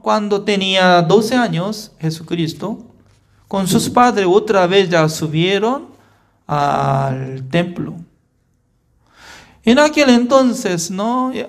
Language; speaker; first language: Spanish; non-native, fluent; Korean